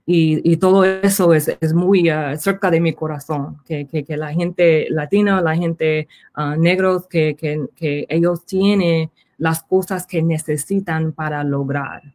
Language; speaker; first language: Spanish; early bilingual, heritage; Spanish